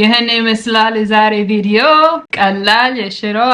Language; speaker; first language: Amharic; non-native, learner; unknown